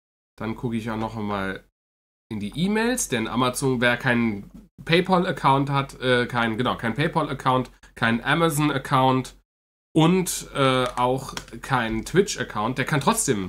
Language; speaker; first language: German; native; German